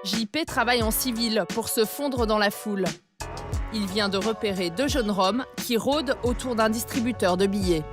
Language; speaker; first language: French; native; French